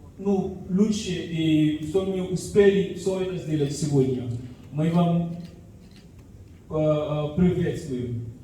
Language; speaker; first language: Russian; non-native, fluent; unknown